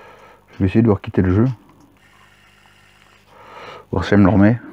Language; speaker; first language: French; native; French